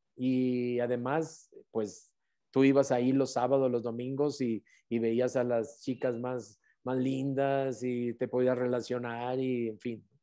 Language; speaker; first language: Spanish; native; Spanish